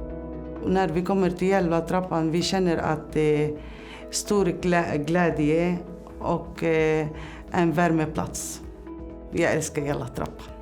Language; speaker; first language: Swedish; non-native, learner; Arabic